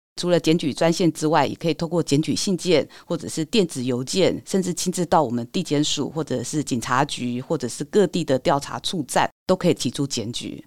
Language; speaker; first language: Chinese; native; Chinese